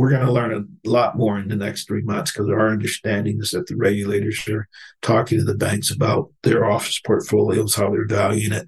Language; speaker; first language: English; native; English